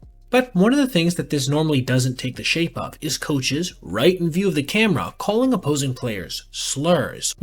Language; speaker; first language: English; native; English